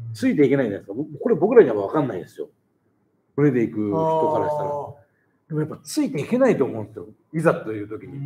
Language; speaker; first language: Japanese; native; Japanese